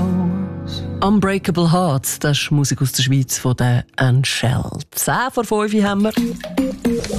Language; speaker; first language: German; native; German